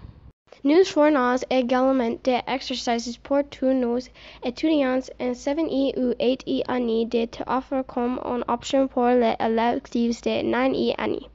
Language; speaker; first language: French; non-native, learner; English